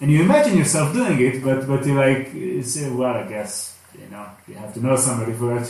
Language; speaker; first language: English; non-native, fluent; Hebrew